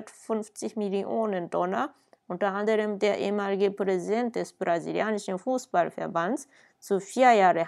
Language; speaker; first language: German; non-native, fluent; Japanese